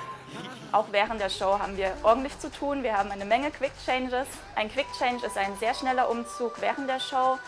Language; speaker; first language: German; native; German